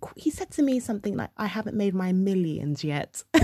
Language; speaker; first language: English; early bilingual, other home language; Yoruba